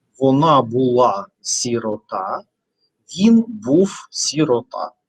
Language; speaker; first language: Ukrainian; non-native, local second language; Russian